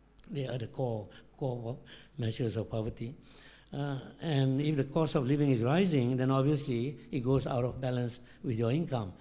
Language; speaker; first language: English; non-native, local second language; Malay